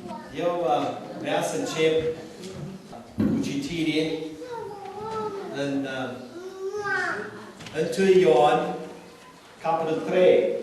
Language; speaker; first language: Romanian; non-native, learner; English